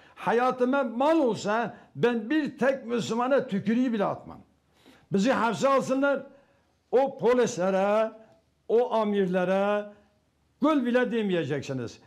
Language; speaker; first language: Turkish; non-native, local second language; Kurdish